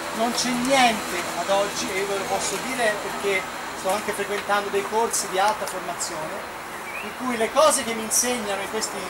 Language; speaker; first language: Italian; native; Italian